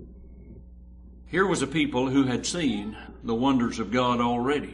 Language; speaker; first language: English; native; English